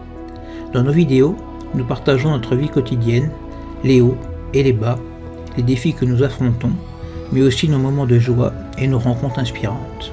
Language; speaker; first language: French; native; French